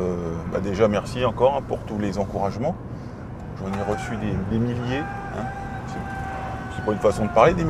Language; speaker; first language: French; native; French